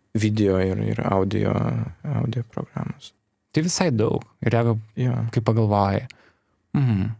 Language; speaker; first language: Lithuanian; native; Lithuanian